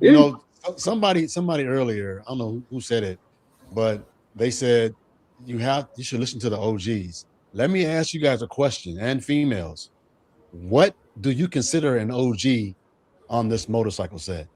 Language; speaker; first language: English; native; English